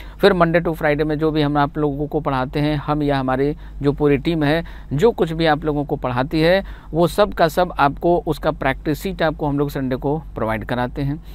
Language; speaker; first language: Hindi; native; Hindi